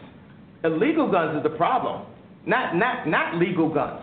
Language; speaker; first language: English; native; English